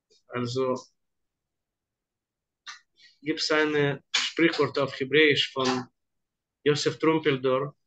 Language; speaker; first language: German; non-native, fluent; Hebrew